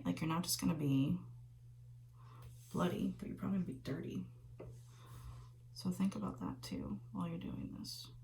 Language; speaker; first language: English; native; English